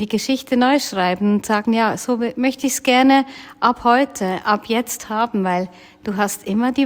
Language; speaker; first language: German; native; German